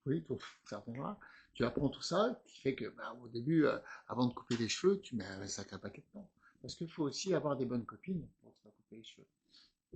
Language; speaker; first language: French; native; French